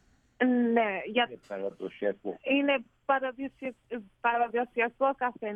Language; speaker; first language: Greek; early bilingual, heritage; Greek